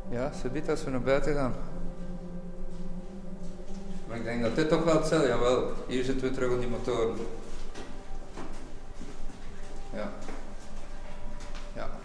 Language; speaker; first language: Dutch; native; Dutch